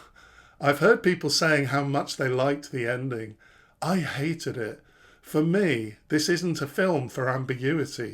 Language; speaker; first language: English; native; English